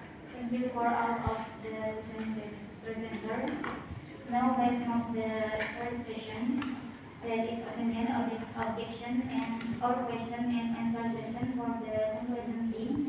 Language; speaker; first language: English; non-native, learner; Indonesian